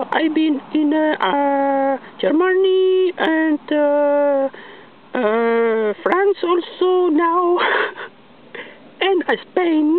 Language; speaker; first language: English; non-native, learner; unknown